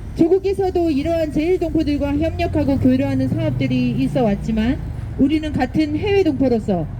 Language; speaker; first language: Korean; native; Korean